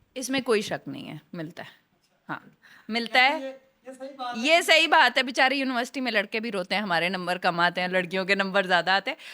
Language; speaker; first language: Urdu; non-native, local second language; Saraiki